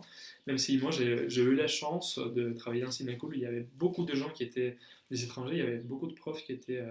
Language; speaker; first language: French; non-native, fluent; Spanish